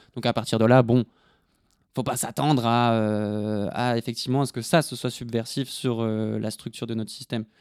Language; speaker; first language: French; native; French